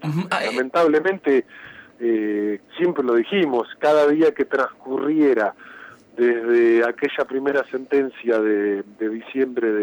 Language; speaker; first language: Spanish; native; Spanish